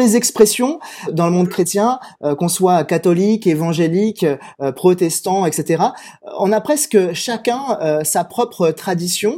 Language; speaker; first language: French; native; French